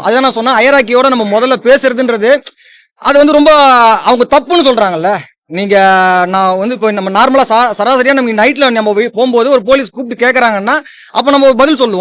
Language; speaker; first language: Tamil; native; Tamil